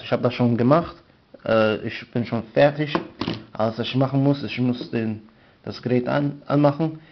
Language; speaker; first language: German; non-native, learner; English